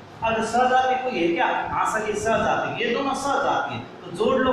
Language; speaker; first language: Hindi; native; Hindi